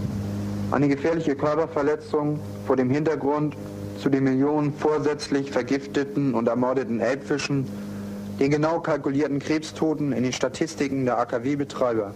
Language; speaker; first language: German; native; German